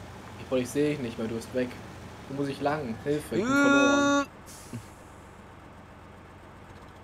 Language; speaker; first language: German; native; German